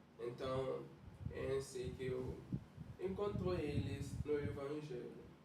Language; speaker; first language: Portuguese; non-native, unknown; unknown